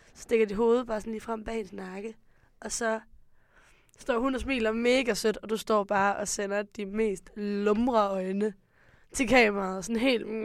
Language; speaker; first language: Danish; native; Danish